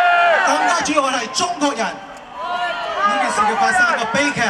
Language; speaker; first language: Cantonese; non-native, local second language; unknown